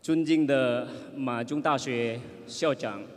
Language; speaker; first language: Chinese; non-native, fluent; Indonesian